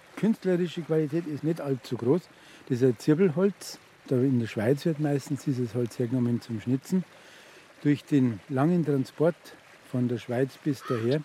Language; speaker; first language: German; native; German